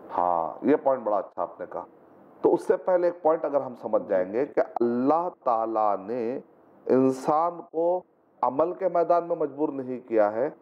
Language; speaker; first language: Urdu; native; Urdu